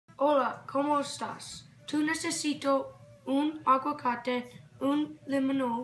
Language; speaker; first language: Spanish; non-native, learner; English